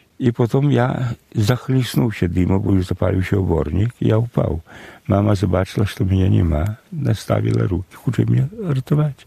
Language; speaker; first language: Polish; non-native, local second language; Belarusian